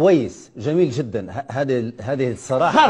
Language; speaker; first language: Arabic; native; Arabic